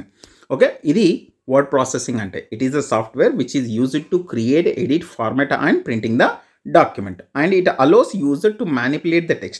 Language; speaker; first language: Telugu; native; Telugu